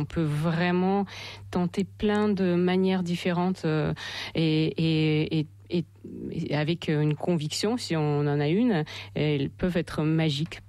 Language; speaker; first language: French; non-native, fluent; Russian